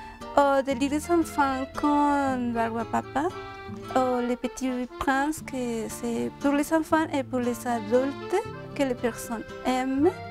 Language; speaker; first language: French; non-native, learner; Spanish